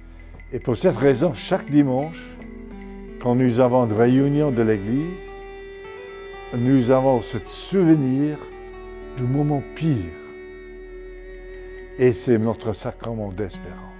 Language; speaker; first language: French; non-native, fluent; English